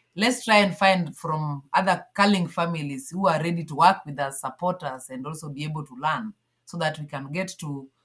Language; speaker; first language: English; non-native, local second language; Luo (Kenya and Tanzania)